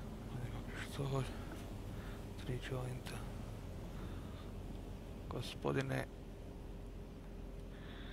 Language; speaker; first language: Serbian; native; Serbian